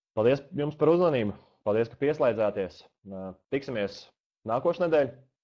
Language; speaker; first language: Latvian; native; Latvian